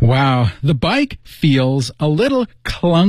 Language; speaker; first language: English; native; English